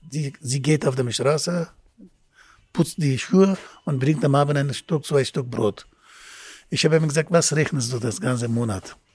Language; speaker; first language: German; non-native, learner; Persian